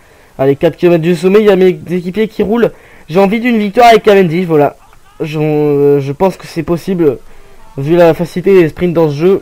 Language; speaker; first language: French; native; French